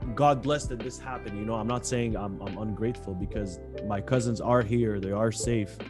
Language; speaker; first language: English; early bilingual, other home language; Arabic